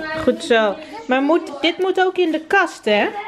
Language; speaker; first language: Dutch; native; Dutch